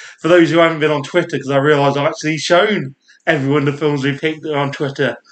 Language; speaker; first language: English; native; English